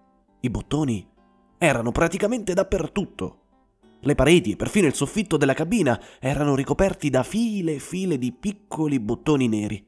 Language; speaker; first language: Italian; native; Italian